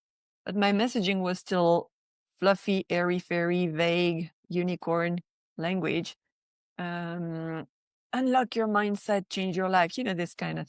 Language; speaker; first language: English; non-native, fluent; French